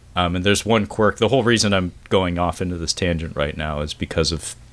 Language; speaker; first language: English; native; English